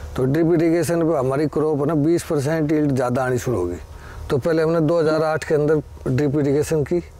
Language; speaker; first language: Hindi; native; Hindi